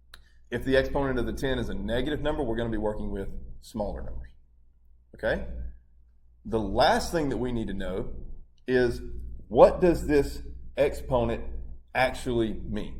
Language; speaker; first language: English; native; English